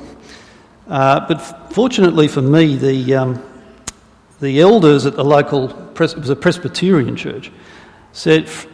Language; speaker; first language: English; native; English